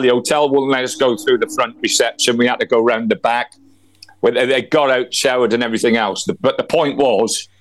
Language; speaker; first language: English; native; English